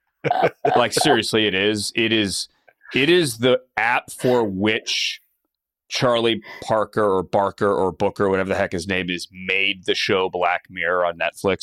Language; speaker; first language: English; native; English